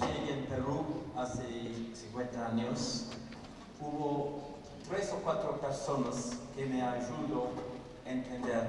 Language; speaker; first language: Spanish; non-native, fluent; English